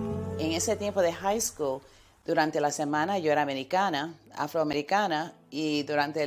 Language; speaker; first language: Spanish; early bilingual, heritage; Spanish